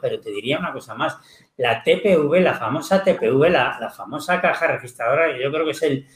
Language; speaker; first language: Spanish; native; Spanish